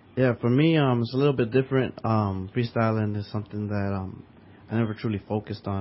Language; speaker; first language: English; early bilingual, other home language; Spanish